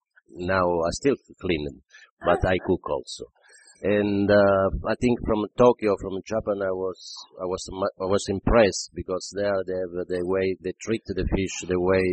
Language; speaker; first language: English; non-native, fluent; Italian